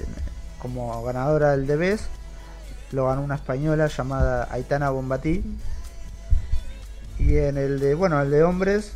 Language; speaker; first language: Spanish; native; Spanish